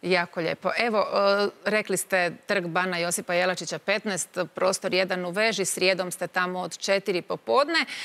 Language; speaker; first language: Croatian; native; Croatian